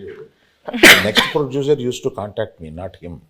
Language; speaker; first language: Telugu; native; Telugu